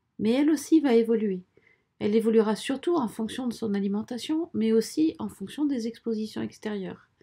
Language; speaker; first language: French; native; French